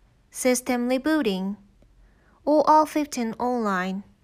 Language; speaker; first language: English; non-native, learner; Korean